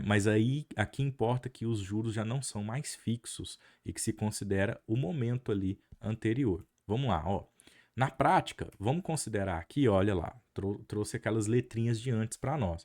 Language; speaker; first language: Portuguese; native; Portuguese